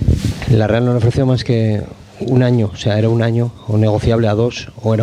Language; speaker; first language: Spanish; native; Spanish